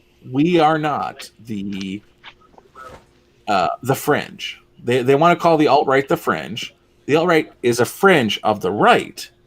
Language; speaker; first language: English; native; English